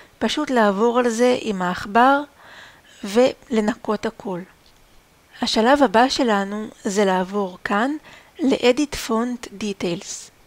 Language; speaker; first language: Hebrew; native; Hebrew